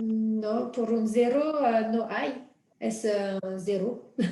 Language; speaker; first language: Spanish; non-native, fluent; French